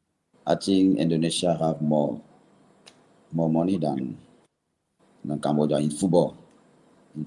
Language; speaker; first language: English; non-native, learner; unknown